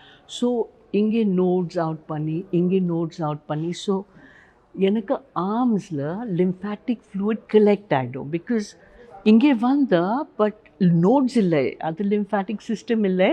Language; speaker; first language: Tamil; non-native, learner; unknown